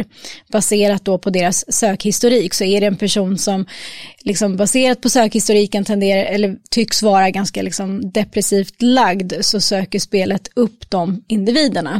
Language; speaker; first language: Swedish; native; Swedish